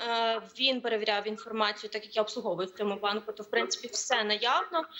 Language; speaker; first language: Ukrainian; native; Ukrainian